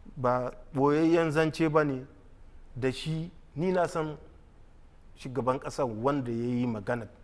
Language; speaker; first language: Hausa; native; Hausa